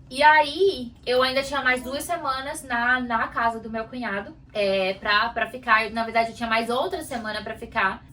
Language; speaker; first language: Portuguese; native; Portuguese